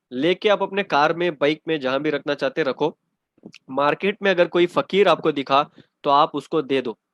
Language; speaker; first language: Hindi; non-native, local second language; Urdu